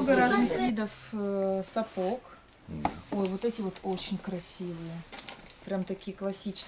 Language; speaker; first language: Russian; native; Russian